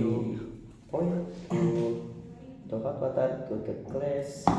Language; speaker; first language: English; non-native, learner; Indonesian